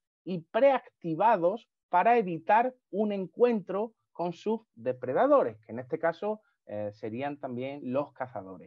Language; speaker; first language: Spanish; native; Spanish